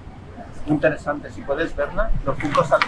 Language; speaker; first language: Spanish; native; Spanish